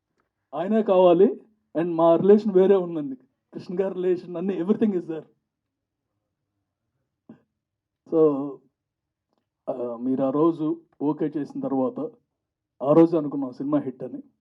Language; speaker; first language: Telugu; native; Telugu